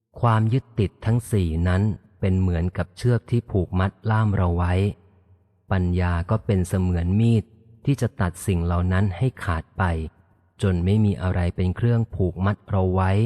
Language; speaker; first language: Thai; native; Thai